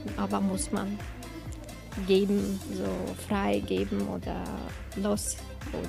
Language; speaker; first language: German; non-native, learner; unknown